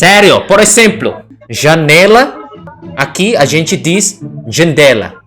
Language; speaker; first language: Portuguese; non-native, fluent; Indonesian